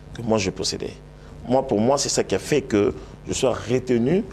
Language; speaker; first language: French; non-native, local second language; Lingala